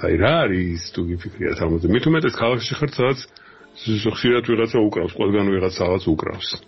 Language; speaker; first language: Georgian; native; Georgian